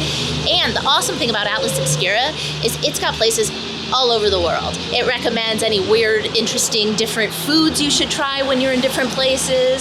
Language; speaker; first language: English; native; English